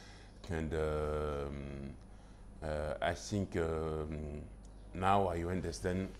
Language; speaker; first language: English; non-native, learner; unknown